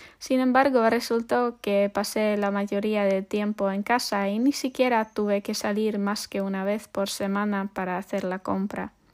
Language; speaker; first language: Spanish; non-native, fluent; Polish